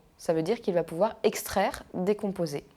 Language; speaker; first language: French; native; French